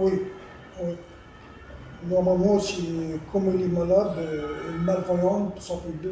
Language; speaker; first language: French; non-native, learner; Arabic